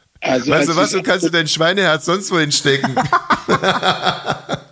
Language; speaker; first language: German; native; German